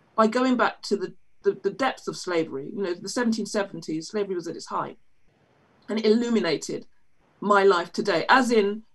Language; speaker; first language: English; native; English